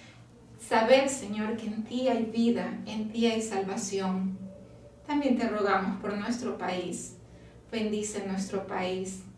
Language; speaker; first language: Spanish; native; Spanish